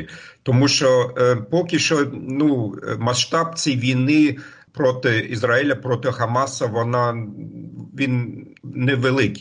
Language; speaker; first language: Ukrainian; non-native, fluent; German